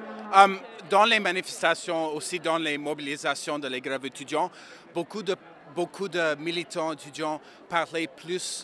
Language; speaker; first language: French; non-native, learner; English